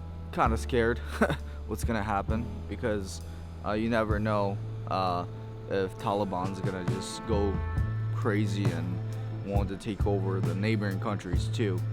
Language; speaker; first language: English; early bilingual, heritage; English